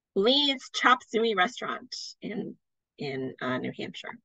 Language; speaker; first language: English; native; English